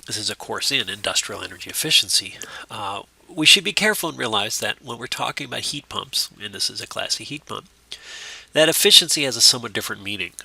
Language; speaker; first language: English; native; English